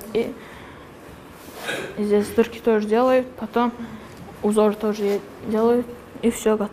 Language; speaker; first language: Russian; non-native, local second language; Kumyk